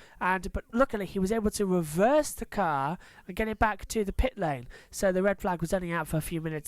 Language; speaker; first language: English; native; English